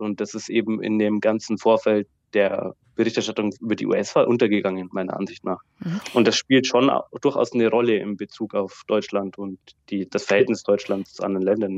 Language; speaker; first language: German; native; German